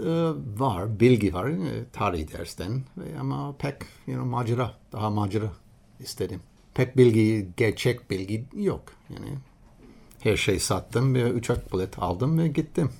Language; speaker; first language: Turkish; non-native, learner; English